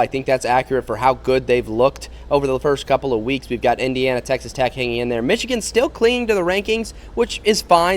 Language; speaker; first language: English; native; English